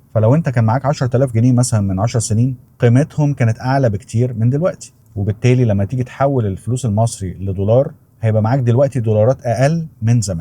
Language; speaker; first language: Arabic; native; Arabic